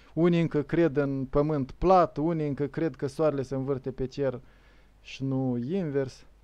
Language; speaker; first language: Romanian; native; Romanian